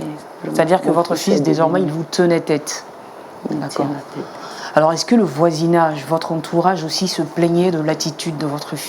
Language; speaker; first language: French; native; French